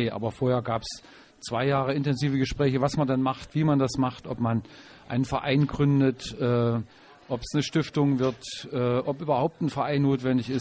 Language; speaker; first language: German; native; German